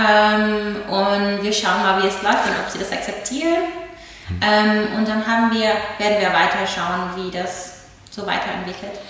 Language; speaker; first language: German; non-native, fluent; English